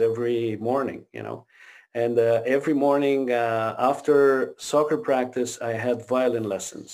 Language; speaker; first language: English; non-native, fluent; Romanian